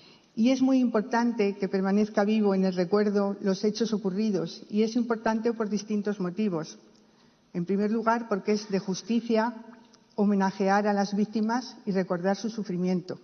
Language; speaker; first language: Spanish; native; Spanish